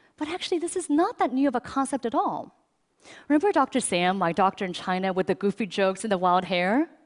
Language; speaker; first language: English; early bilingual, other home language; Chinese